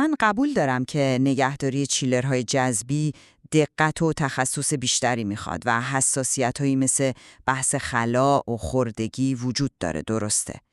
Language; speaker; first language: Persian; native; Persian